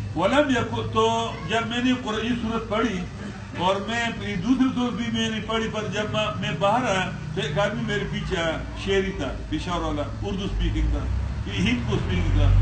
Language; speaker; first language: Urdu; non-native, local second language; Pashto